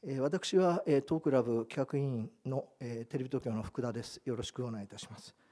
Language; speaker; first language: Japanese; native; Japanese